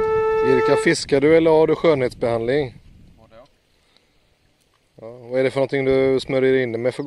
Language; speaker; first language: Swedish; native; Swedish